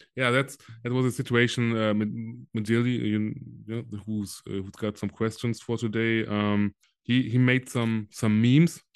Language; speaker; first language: English; non-native, fluent; German